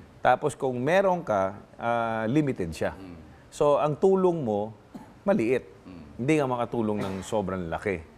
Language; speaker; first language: Filipino; non-native, local second language; Hiligaynon